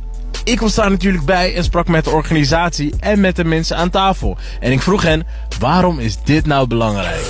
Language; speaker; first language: Dutch; native; Dutch